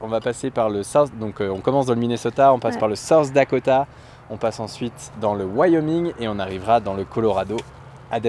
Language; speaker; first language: French; native; French